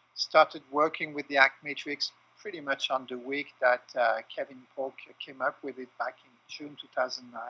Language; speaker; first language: English; non-native, fluent; French